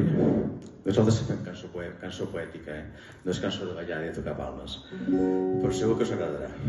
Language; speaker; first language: Catalan; native; Catalan